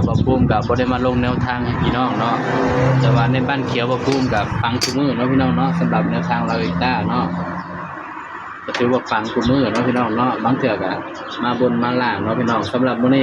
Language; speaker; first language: Thai; non-native, local second language; Northeastern Thai